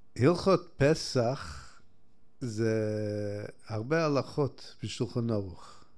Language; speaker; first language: Hebrew; non-native, fluent; Yiddish